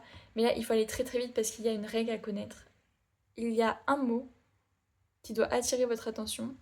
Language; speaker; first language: French; native; French